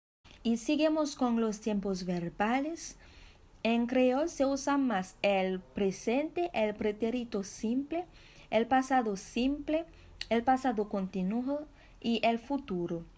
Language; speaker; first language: Spanish; non-native, fluent; Haitian Creole